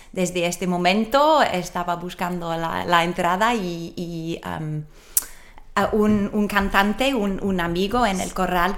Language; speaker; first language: Spanish; non-native, learner; English